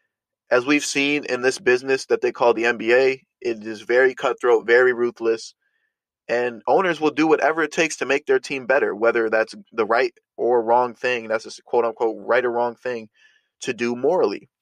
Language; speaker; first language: English; native; English